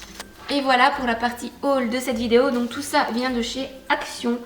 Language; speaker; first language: French; native; French